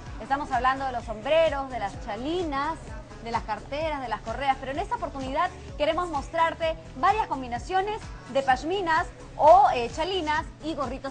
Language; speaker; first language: Spanish; native; Spanish